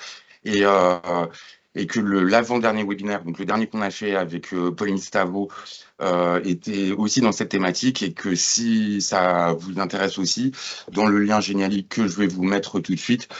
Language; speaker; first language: French; native; French